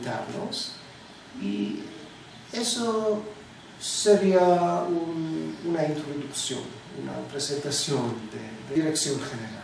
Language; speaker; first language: Spanish; non-native, fluent; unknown